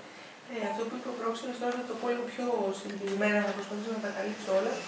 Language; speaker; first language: Greek; native; Greek